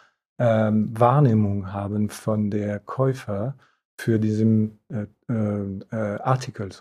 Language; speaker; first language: German; non-native, fluent; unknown